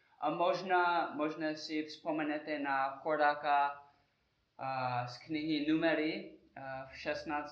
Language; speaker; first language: Czech; non-native, learner; English